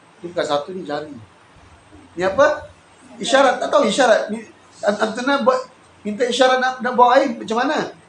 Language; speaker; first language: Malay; native; Malay